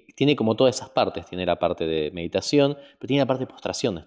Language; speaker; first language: Spanish; native; Spanish